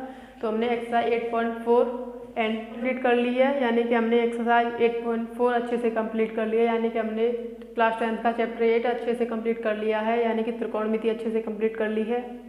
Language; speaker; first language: Hindi; native; Hindi